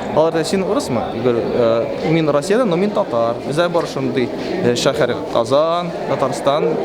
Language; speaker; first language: Tatar; non-native, local second language; Russian